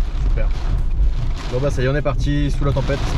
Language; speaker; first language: French; native; French